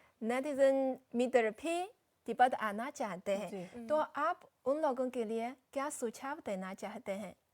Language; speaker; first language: Hindi; non-native, fluent; Chinese